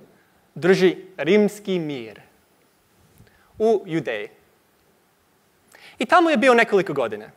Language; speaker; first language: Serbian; non-native, learner; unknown